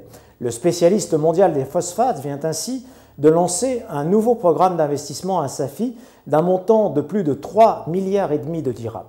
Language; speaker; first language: French; non-native, local second language; Arabic